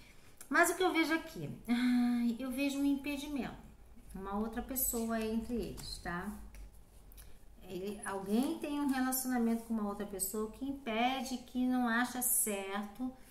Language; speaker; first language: Portuguese; native; Portuguese